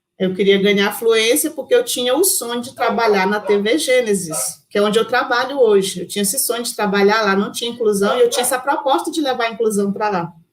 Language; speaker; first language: Portuguese; native; Portuguese